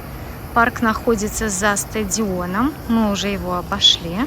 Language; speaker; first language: Russian; native; Russian